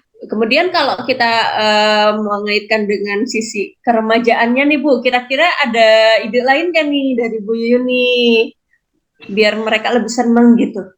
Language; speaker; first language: Indonesian; non-native, local second language; Sundanese